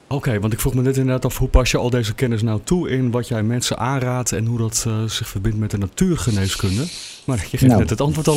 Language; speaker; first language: Dutch; native; Dutch